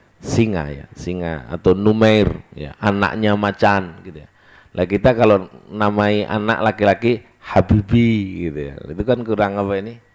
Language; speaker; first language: Indonesian; native; Indonesian